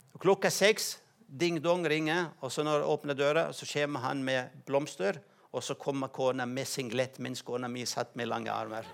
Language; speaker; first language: Norwegian; non-native, fluent; Arabic